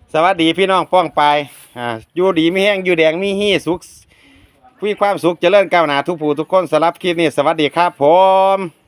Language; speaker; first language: Thai; native; Thai